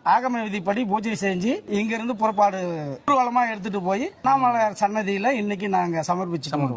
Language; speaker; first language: Tamil; native; Tamil